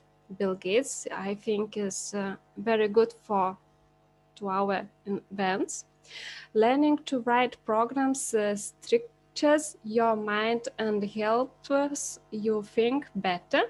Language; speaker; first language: English; non-native, learner; Lithuanian